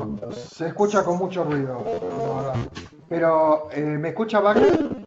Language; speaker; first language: Spanish; native; Spanish